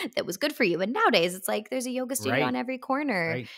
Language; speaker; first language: English; native; English